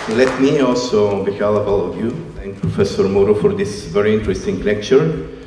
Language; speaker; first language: English; non-native, fluent; Bulgarian